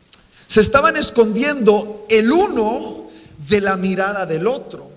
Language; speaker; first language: Spanish; native; Spanish